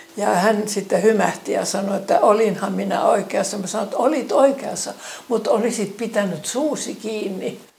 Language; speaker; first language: Finnish; early bilingual, other home language; Estonian